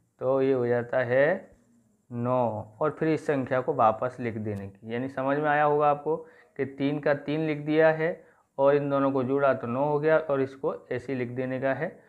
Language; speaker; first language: Hindi; native; Hindi